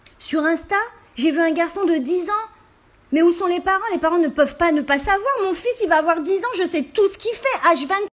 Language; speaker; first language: French; native; French